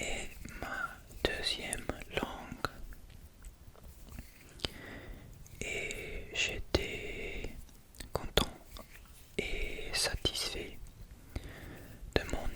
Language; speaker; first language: French; non-native, fluent; English